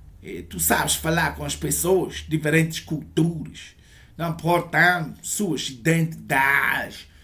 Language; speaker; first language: Portuguese; non-native, learner; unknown